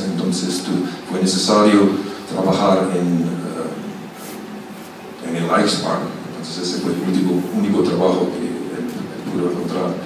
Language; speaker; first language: Spanish; non-native, fluent; German